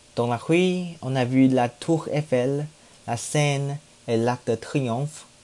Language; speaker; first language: French; non-native, learner; Chinese